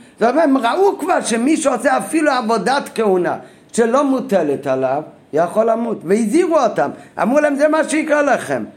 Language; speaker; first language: Hebrew; non-native, fluent; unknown